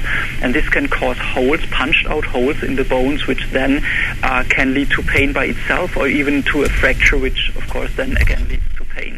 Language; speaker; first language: English; non-native, fluent; German